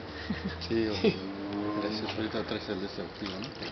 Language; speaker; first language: Spanish; native; Spanish